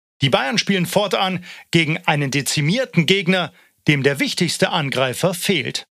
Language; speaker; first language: German; native; German